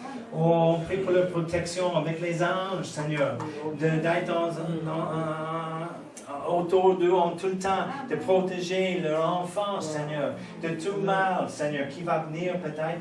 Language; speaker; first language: French; non-native, fluent; English